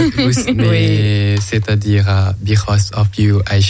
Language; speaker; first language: French; non-native, learner; Thai